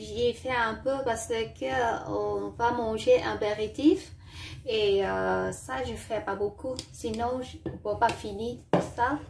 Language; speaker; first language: French; non-native, learner; Vietnamese